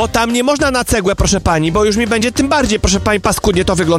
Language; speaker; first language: Polish; native; Polish